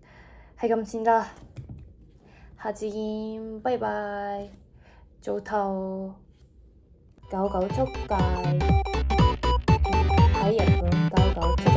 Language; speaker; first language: Cantonese; non-native, fluent; Japanese